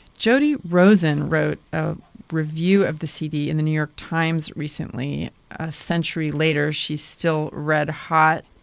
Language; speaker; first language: English; native; English